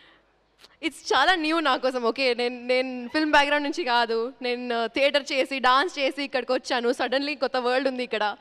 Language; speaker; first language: Telugu; non-native, local second language; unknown